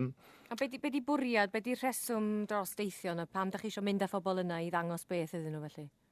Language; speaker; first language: Welsh; native; Welsh